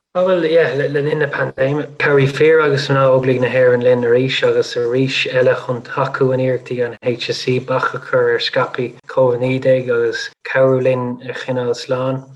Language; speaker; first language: Irish; non-native, local second language; English